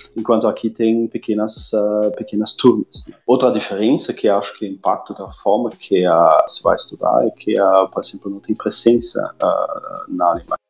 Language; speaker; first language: Portuguese; non-native, fluent; German